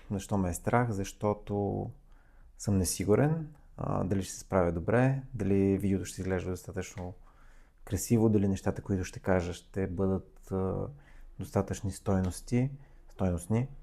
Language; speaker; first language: Bulgarian; native; Bulgarian